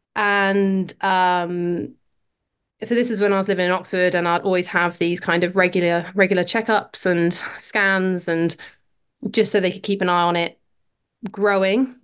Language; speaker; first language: English; native; English